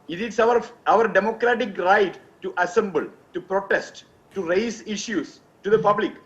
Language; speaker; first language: English; non-native, local second language; Malayalam